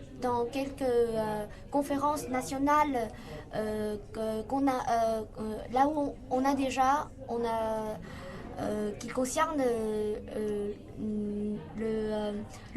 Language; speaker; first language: French; non-native, fluent; Vietnamese